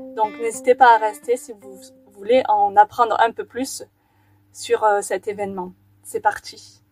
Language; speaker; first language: French; native; French